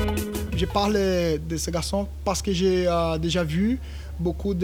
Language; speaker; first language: French; non-native, learner; Portuguese